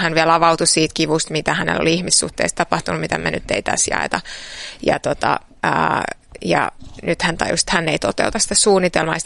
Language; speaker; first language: Finnish; native; Finnish